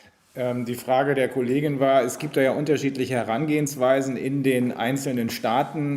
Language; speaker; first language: German; native; German